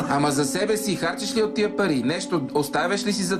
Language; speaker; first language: Bulgarian; native; Bulgarian